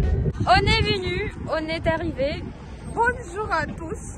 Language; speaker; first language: French; non-native, fluent; Russian